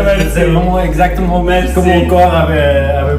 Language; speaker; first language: French; non-native, fluent; Dutch